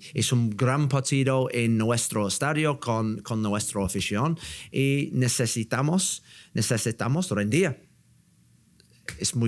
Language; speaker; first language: Spanish; non-native, learner; English